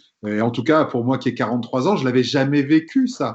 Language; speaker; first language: French; native; French